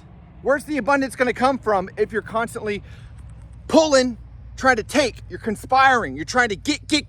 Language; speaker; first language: English; native; English